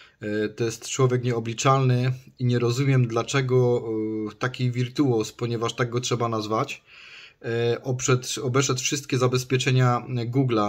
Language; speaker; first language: Polish; native; Polish